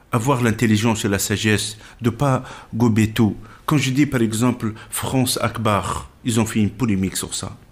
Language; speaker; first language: French; non-native, local second language; Arabic